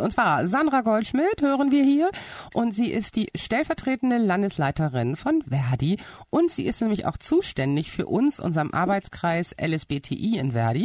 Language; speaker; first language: German; native; German